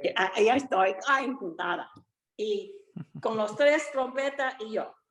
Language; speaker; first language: Spanish; early bilingual, other home language; Italian